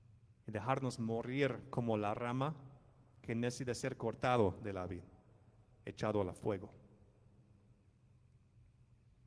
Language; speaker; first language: Spanish; non-native, fluent; English